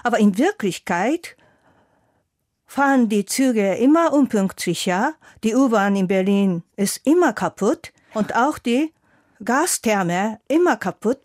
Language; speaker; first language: German; non-native, fluent; Japanese